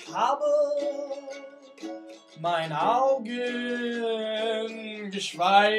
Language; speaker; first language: German; non-native, learner; English